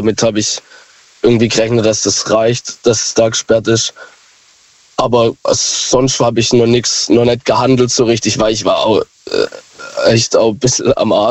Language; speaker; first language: German; native; German